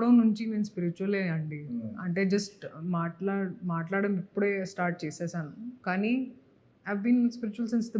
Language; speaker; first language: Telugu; non-native, fluent; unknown